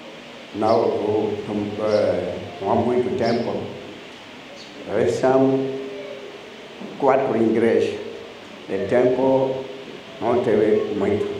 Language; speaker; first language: Portuguese; non-native, learner; Lingala